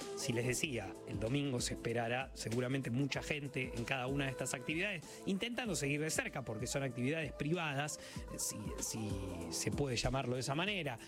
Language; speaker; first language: Spanish; native; Spanish